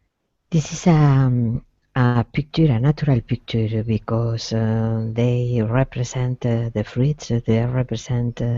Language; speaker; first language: English; non-native, learner; Spanish